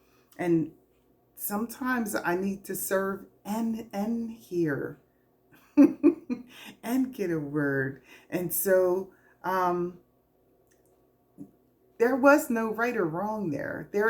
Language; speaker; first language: English; native; English